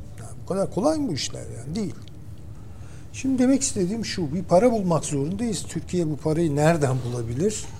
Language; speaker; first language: Turkish; native; Turkish